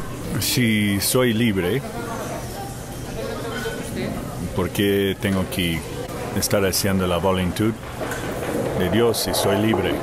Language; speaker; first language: Spanish; non-native, fluent; English